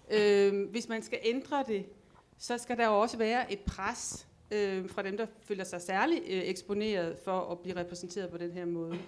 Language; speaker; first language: Danish; native; Danish